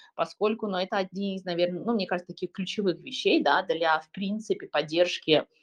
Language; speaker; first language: Russian; non-native, fluent; Chinese